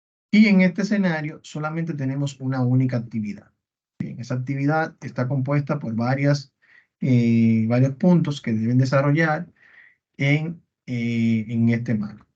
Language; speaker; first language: Spanish; native; Spanish